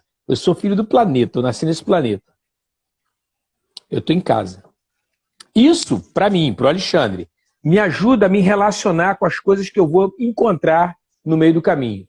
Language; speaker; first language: Portuguese; native; Portuguese